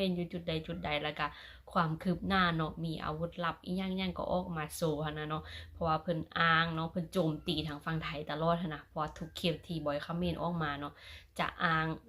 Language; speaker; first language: Thai; non-native, local second language; Lao